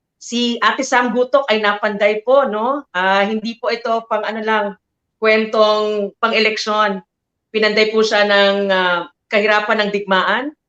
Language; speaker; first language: Filipino; non-native, local second language; Maranao